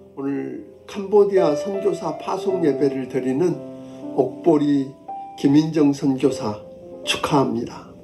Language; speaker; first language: Korean; native; Korean